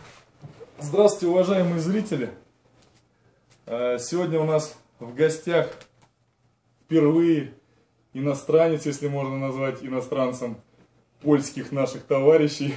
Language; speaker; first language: Russian; native; Russian